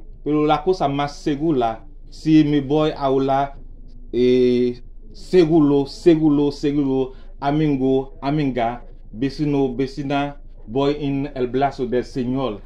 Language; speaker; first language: Spanish; non-native, learner; Haitian Creole